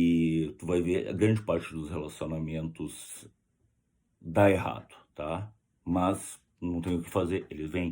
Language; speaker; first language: Portuguese; native; Portuguese